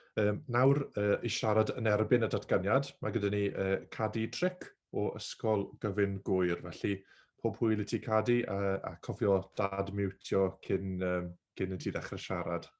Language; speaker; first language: Welsh; native; Welsh